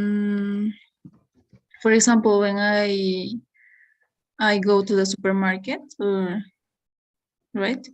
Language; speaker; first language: English; non-native, learner; Spanish